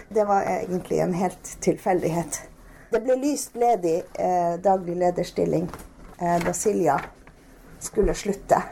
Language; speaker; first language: Norwegian; native; Norwegian